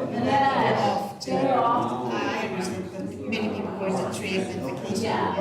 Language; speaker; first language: English; non-native, learner; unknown